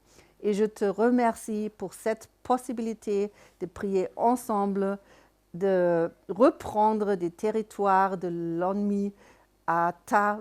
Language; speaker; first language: French; non-native, fluent; German